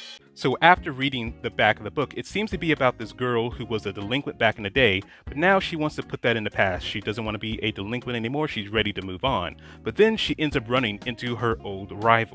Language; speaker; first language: English; native; English